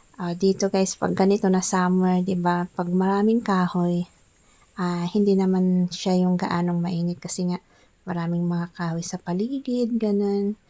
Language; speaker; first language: Filipino; non-native, local second language; Iloko